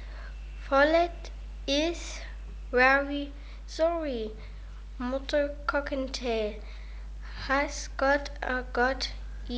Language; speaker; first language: English; non-native, learner; German